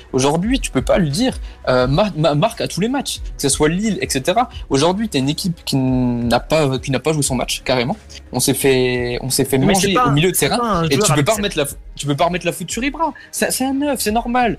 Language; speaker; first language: French; native; French